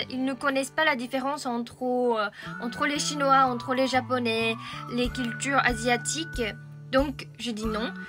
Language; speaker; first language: French; non-native, fluent; Japanese